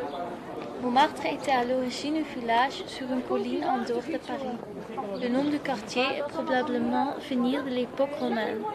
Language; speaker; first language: French; non-native, learner; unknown